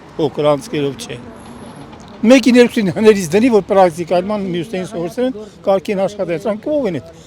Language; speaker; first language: Armenian; native; Armenian